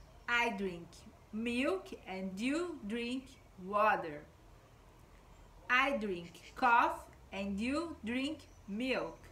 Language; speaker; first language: English; non-native, fluent; Portuguese